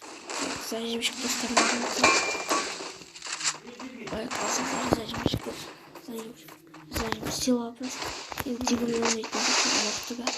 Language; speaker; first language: Russian; non-native, local second language; Kazakh